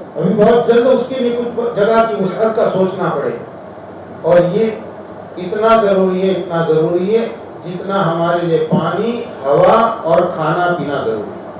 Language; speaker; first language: Urdu; non-native, local second language; Gujarati